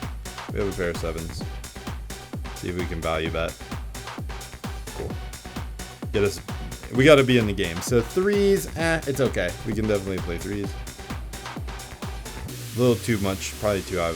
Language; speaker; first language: English; native; English